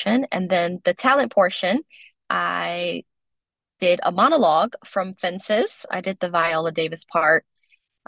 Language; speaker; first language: English; native; English